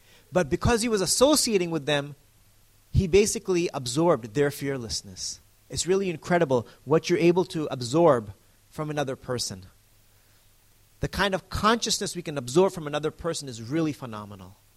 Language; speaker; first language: English; native; English